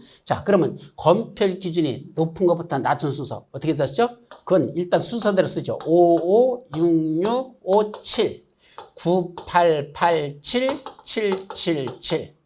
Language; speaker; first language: Korean; native; Korean